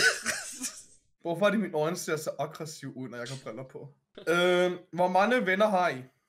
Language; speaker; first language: Danish; native; Danish